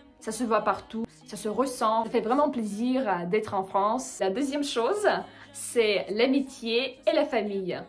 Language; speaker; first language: French; non-native, fluent; Russian